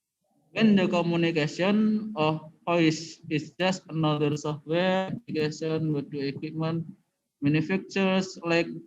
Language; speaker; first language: English; non-native, learner; Indonesian